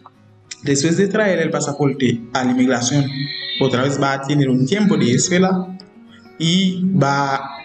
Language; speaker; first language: Spanish; non-native, learner; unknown